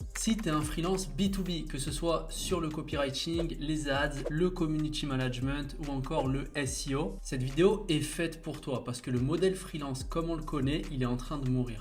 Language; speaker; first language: French; native; French